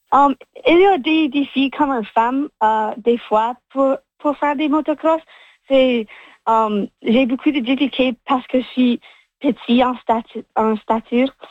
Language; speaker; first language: French; non-native, local second language; English